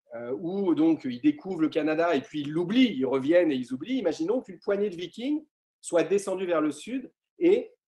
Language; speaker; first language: French; native; French